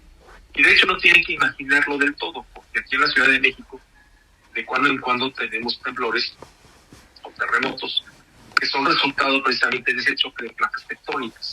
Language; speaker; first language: Spanish; native; Spanish